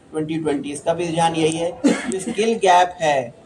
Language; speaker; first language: Hindi; non-native, local second language; Punjabi